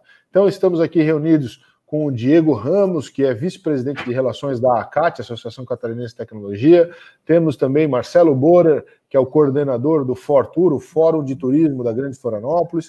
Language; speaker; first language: Portuguese; native; Portuguese